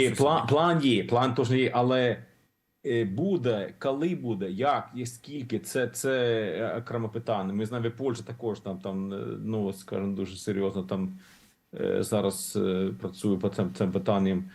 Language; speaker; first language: Ukrainian; non-native, learner; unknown